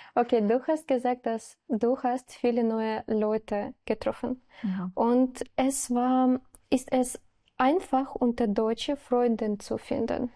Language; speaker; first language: German; non-native, learner; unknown